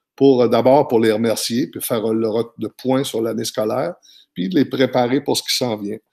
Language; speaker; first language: French; native; French